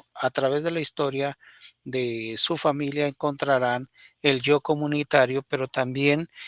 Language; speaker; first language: Spanish; native; Spanish